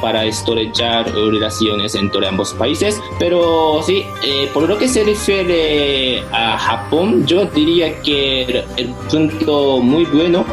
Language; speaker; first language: Spanish; non-native, fluent; Japanese